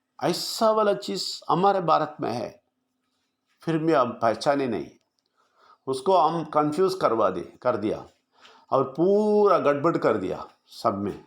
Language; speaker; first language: Hindi; non-native, local second language; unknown